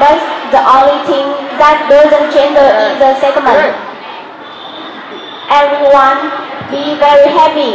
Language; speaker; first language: English; non-native, learner; Vietnamese